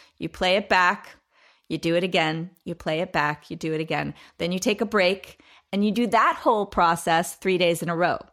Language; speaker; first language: English; native; English